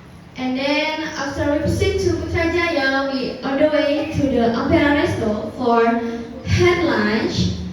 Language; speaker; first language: English; non-native, learner; Indonesian